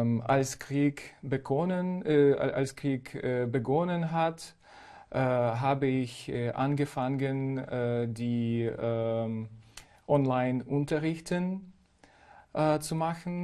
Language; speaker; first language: German; non-native, fluent; Ukrainian